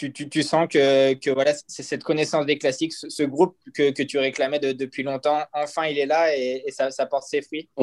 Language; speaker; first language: French; native; French